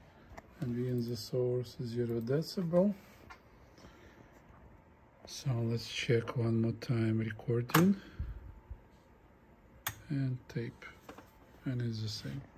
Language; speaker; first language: English; non-native, fluent; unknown